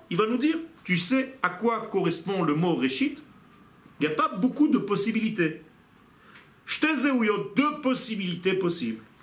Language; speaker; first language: French; non-native, fluent; Hebrew